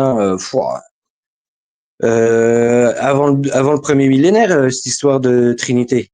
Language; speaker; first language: French; native; French